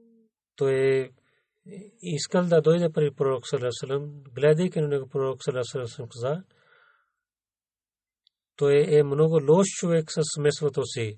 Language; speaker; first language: Bulgarian; non-native, learner; Urdu